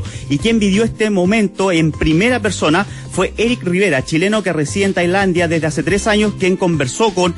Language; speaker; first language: Spanish; native; Spanish